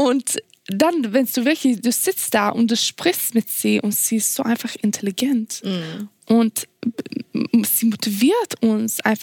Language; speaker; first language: German; non-native, fluent; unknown